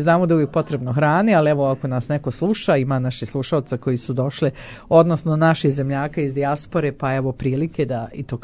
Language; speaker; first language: Croatian; native; Croatian